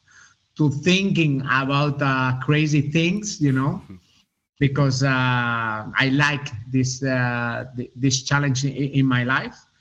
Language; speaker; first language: English; non-native, learner; Spanish